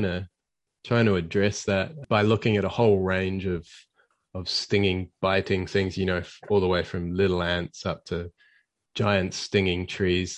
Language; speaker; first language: English; native; English